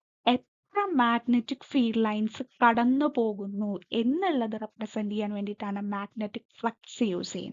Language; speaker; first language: Malayalam; native; Malayalam